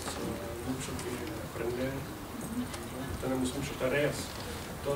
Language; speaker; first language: Spanish; early bilingual, heritage; Spanish